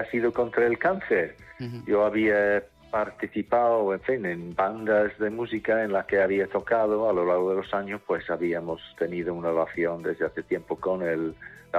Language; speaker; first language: Spanish; non-native, fluent; English